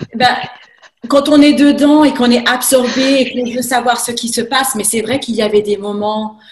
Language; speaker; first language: French; native; French